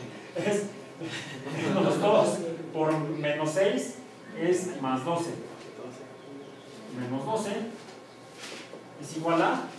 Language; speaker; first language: Spanish; native; Spanish